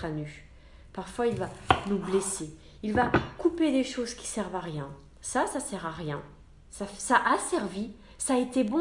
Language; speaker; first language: French; native; French